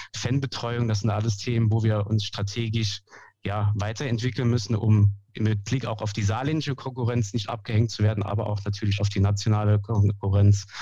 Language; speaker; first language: German; native; German